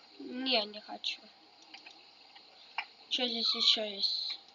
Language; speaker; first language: Russian; native; Russian